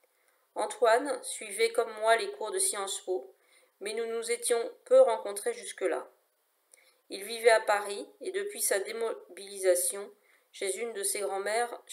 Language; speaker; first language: French; native; French